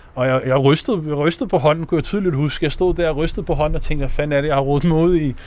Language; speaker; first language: Danish; native; Danish